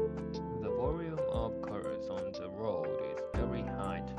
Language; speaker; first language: English; non-native, learner; Japanese